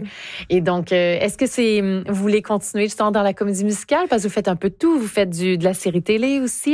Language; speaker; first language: French; native; French